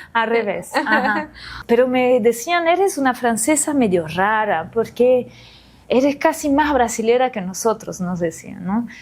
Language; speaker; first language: Spanish; non-native, fluent; French